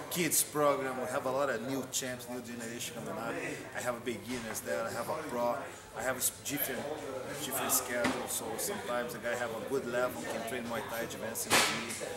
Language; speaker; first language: English; non-native, learner; Portuguese